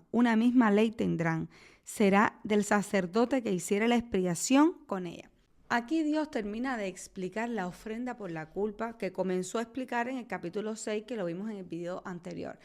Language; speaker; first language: Spanish; native; Spanish